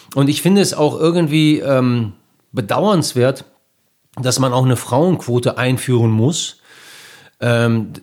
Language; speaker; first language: German; native; German